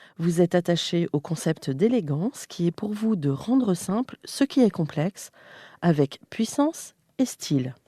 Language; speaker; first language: French; native; French